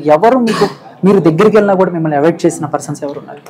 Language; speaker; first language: Telugu; native; Telugu